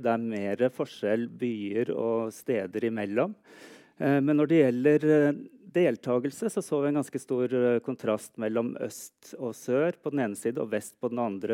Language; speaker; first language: Norwegian; native; Norwegian